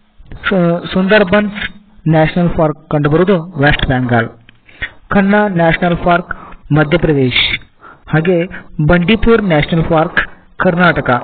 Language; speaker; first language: Kannada; native; Kannada